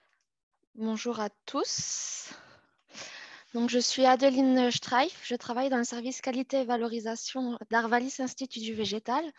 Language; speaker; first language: French; native; French